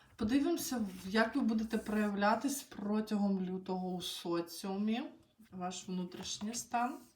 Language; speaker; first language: Ukrainian; non-native, local second language; Russian